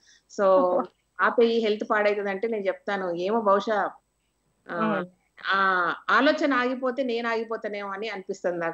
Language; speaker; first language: Telugu; native; Telugu